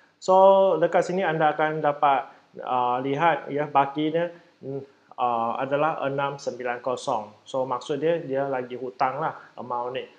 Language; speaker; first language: Malay; native; Malay